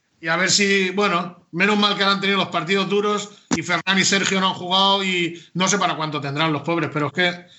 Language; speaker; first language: Spanish; native; Spanish